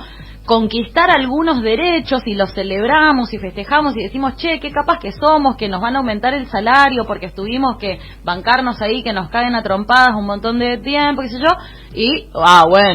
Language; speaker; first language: Spanish; native; Spanish